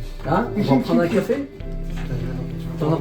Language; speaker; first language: French; native; French